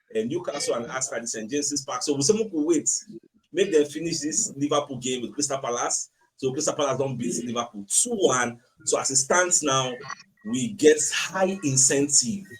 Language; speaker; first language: Nigerian Pidgin; native; Nigerian Pidgin